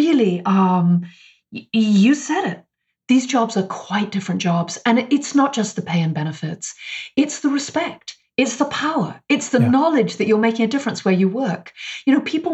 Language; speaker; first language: English; native; English